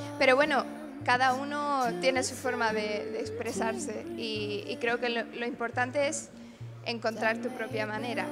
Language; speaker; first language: Spanish; early bilingual, other home language; English